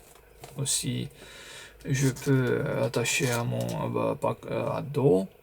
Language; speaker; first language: French; non-native, fluent; Romanian